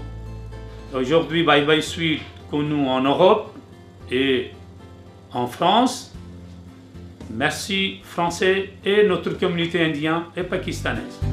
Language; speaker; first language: French; non-native, learner; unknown